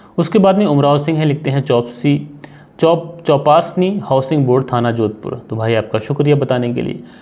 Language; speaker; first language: Hindi; native; Hindi